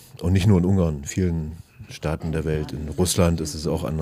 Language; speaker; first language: German; native; German